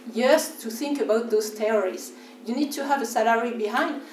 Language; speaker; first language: English; non-native, fluent; French